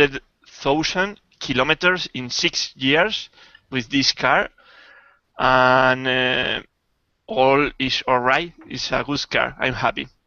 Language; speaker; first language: English; non-native, learner; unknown